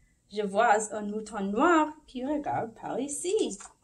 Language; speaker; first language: French; non-native, fluent; English